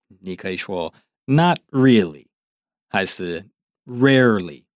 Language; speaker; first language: Chinese; non-native, fluent; English